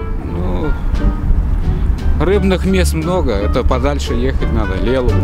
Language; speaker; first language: Russian; native; Russian